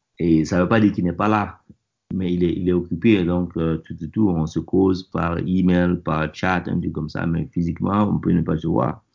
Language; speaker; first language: French; non-native, local second language; Mossi